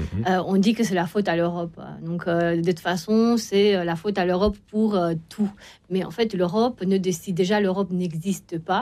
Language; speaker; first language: French; non-native, fluent; Romanian